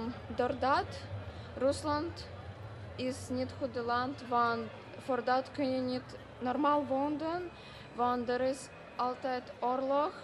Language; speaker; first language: German; non-native, learner; Russian